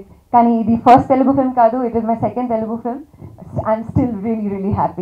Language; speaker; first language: Telugu; non-native, learner; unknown